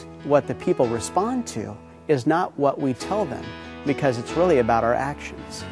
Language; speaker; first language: English; native; English